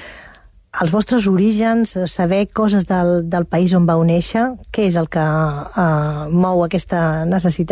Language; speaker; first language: Catalan; native; Catalan